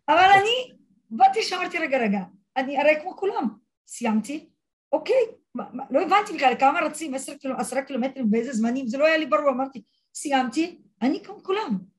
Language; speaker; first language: Hebrew; non-native, fluent; Russian